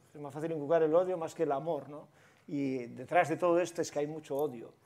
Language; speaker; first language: Spanish; native; Spanish